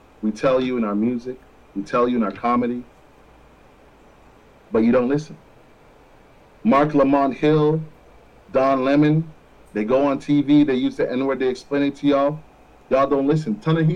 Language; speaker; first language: English; non-native, local second language; Jamaican Creole English